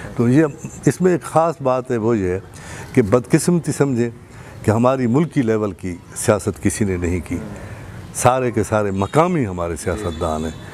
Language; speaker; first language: Urdu; non-native, local second language; Saraiki